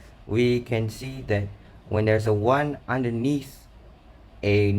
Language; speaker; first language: English; non-native, local second language; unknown